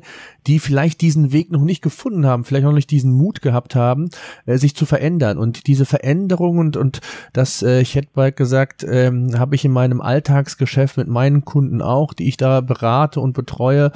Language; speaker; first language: German; native; German